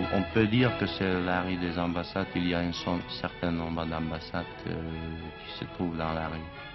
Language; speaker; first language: French; non-native, fluent; Czech